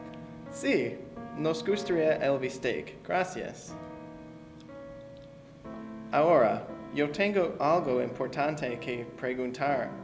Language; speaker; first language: Spanish; non-native, learner; English